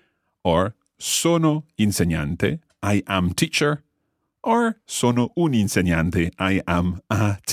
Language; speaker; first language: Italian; non-native, fluent; English